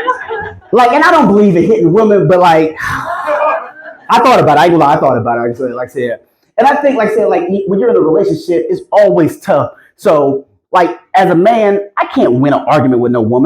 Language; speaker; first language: English; native; English